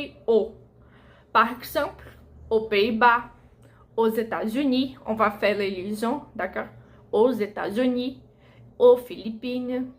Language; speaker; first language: French; non-native, fluent; Portuguese